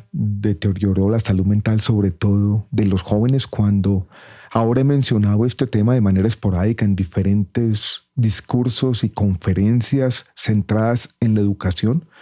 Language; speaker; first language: Spanish; native; Spanish